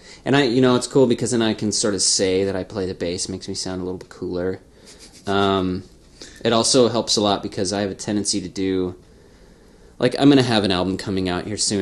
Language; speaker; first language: English; native; English